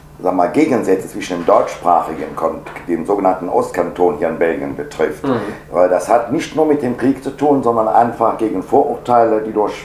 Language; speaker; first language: German; native; German